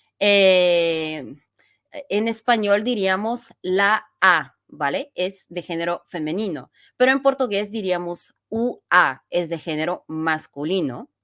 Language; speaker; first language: Spanish; non-native, fluent; Bulgarian